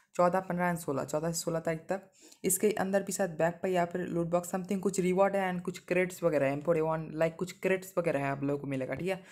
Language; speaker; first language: Hindi; non-native, local second language; Bangla